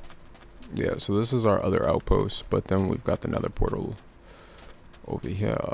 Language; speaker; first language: English; native; English